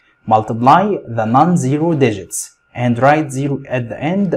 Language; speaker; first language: English; non-native, fluent; Arabic